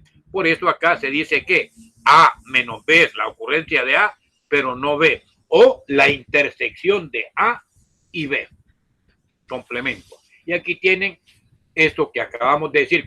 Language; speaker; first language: Spanish; native; Spanish